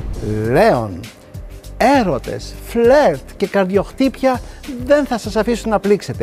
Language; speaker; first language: Greek; native; Greek